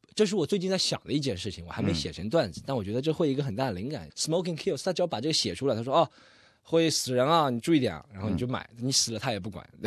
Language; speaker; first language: Chinese; native; Chinese